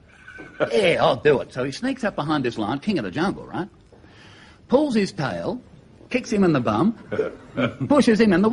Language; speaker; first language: English; native; English